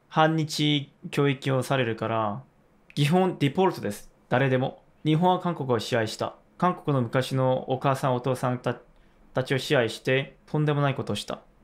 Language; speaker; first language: Japanese; non-native, fluent; Korean